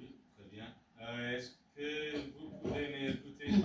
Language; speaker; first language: French; non-native, learner; English